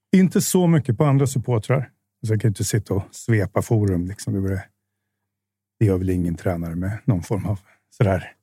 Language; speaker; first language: Swedish; native; Swedish